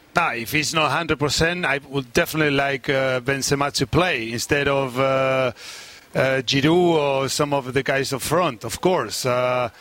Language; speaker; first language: English; non-native, fluent; Spanish